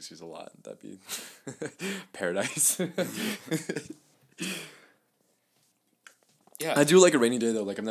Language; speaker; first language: English; early bilingual, other home language; Spanish